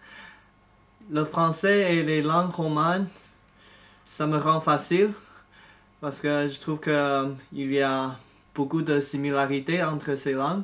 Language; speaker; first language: French; non-native, fluent; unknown